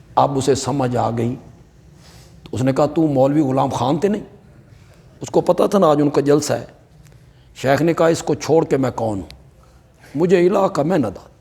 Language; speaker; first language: Urdu; non-native, local second language; Punjabi